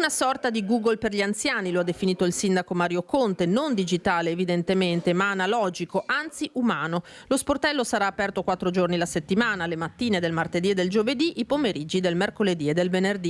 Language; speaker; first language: Italian; native; Italian